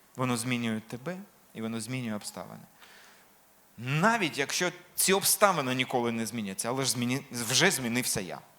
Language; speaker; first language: Ukrainian; non-native, local second language; Russian